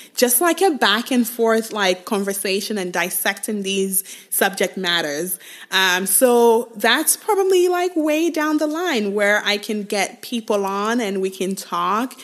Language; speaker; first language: English; non-native, local second language; Igbo